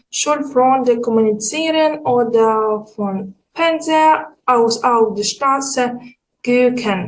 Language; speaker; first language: German; non-native, fluent; Ukrainian